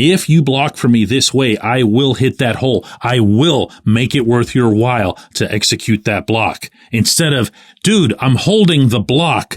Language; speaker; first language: English; native; English